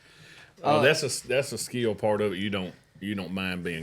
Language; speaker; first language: English; native; English